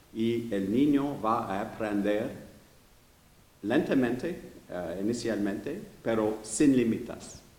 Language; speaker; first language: Spanish; non-native, learner; English